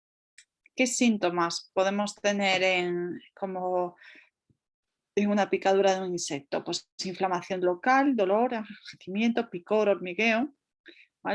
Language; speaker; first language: Spanish; native; Spanish